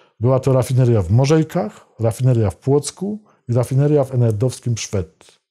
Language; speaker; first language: Polish; native; Polish